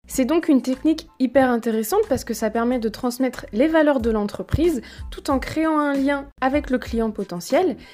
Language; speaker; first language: French; native; French